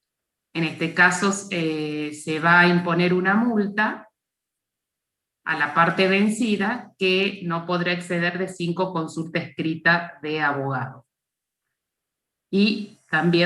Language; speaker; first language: Spanish; native; Spanish